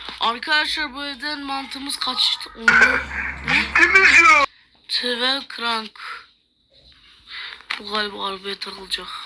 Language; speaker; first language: Turkish; native; Turkish